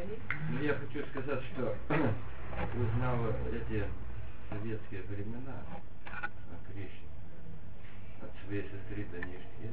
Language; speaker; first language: Russian; non-native, fluent; Lithuanian